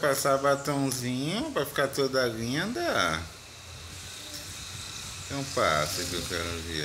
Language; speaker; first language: Portuguese; native; Portuguese